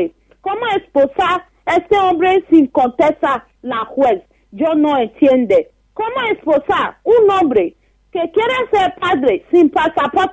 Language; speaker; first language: Spanish; non-native, learner; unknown